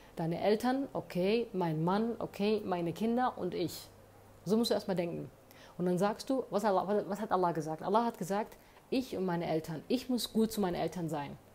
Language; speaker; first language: German; early bilingual, other home language; Somali